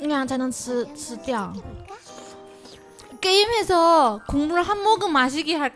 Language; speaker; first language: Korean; non-native, fluent; Chinese